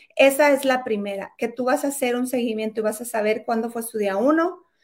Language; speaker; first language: Spanish; native; Spanish